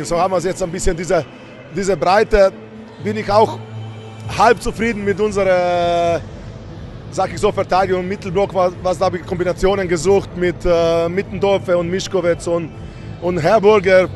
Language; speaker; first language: German; non-native, fluent; Slovenian